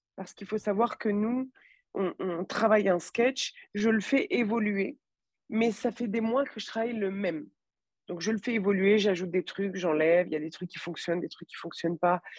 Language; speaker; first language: French; native; French